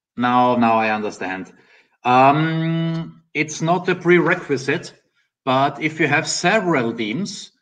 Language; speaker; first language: English; non-native, fluent; German